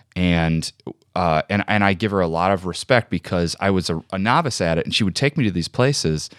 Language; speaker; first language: English; native; English